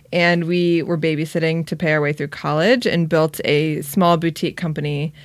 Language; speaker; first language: English; native; English